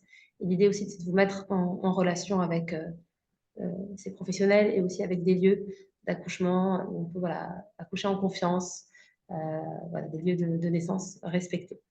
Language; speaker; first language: French; native; French